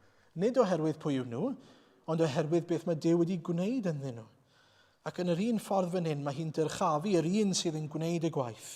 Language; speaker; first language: Welsh; native; Welsh